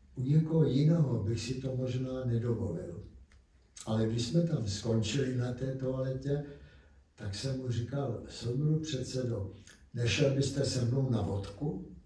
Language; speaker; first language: Czech; native; Czech